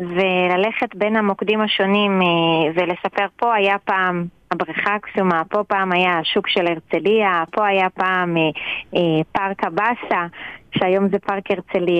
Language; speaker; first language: Hebrew; native; Hebrew